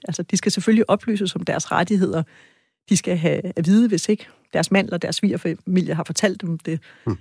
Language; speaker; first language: Danish; native; Danish